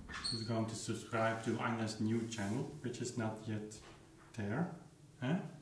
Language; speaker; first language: English; non-native, fluent; Dutch